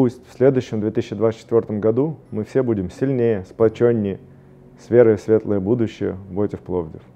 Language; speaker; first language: Russian; native; Russian